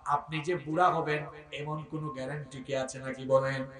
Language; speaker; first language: Bangla; non-native, local second language; Sylheti